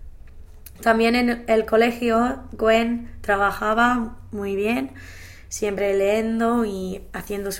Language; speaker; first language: Spanish; non-native, learner; English